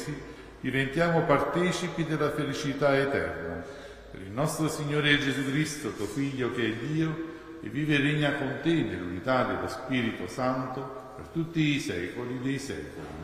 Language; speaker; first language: Italian; native; Italian